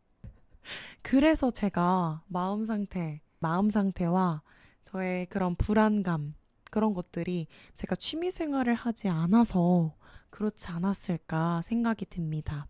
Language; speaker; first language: Korean; native; Korean